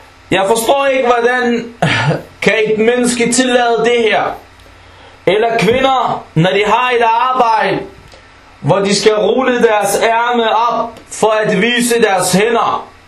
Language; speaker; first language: Danish; non-native, fluent; Arabic